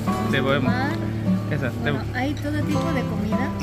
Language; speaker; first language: Spanish; native; Spanish